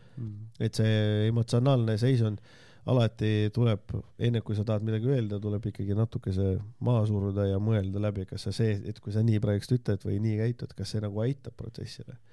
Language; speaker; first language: Estonian; non-native, local second language; Russian